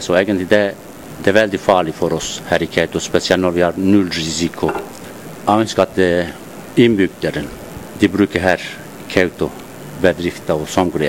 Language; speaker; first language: Norwegian; non-native, learner; Turkish